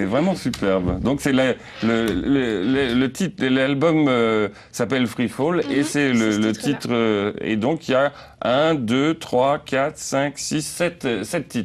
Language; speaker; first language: French; native; French